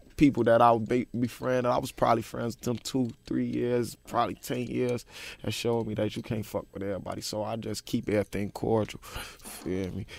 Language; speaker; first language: English; native; English